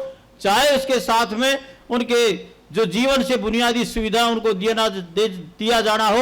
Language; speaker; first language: Hindi; native; Hindi